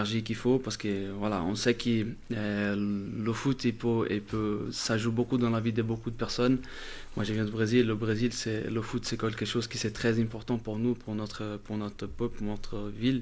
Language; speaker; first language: French; non-native, fluent; Portuguese